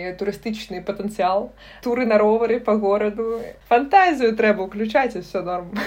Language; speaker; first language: Belarusian; non-native, local second language; Russian